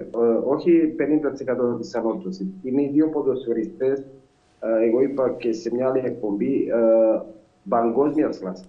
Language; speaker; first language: Greek; non-native, fluent; Serbian